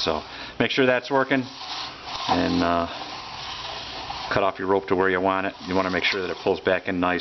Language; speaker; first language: English; native; English